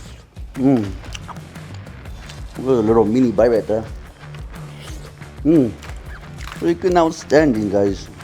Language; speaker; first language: English; native; English